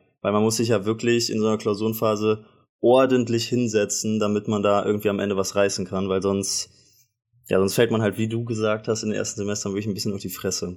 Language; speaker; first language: German; native; German